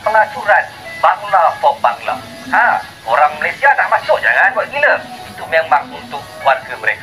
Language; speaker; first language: Malay; native; Malay